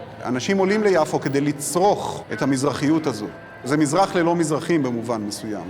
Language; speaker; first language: Hebrew; native; Hebrew